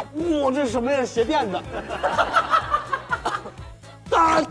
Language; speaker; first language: Chinese; native; Chinese